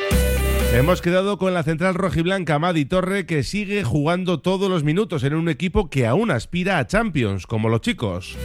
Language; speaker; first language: Spanish; native; Spanish